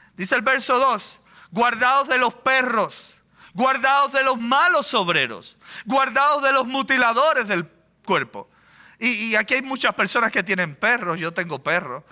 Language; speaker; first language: Spanish; native; Spanish